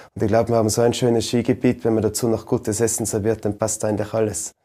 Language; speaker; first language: German; native; German